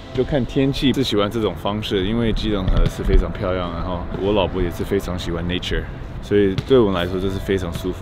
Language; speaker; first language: Chinese; early bilingual, other home language; English